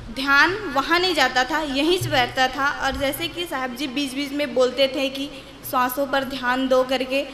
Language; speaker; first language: Hindi; native; Hindi